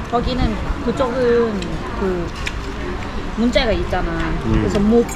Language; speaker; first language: Korean; non-native, learner; Thai